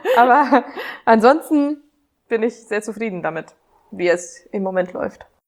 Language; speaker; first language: German; non-native, fluent; Hungarian